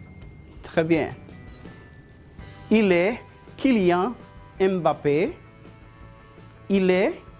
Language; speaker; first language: French; non-native, fluent; Spanish